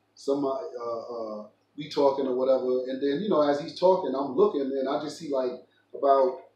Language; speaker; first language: English; native; English